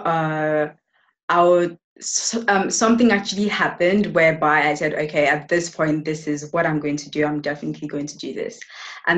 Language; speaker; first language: English; non-native, local second language; Yoruba